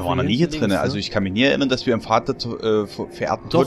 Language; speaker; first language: German; native; German